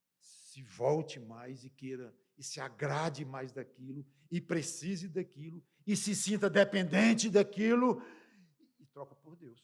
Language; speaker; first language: Portuguese; native; Portuguese